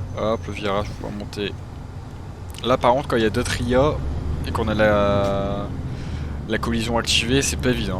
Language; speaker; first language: French; native; French